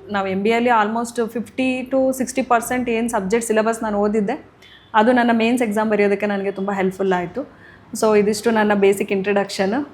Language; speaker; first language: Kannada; non-native, local second language; Lambadi